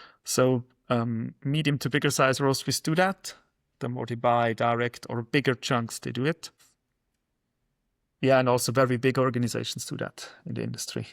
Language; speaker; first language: English; non-native, fluent; German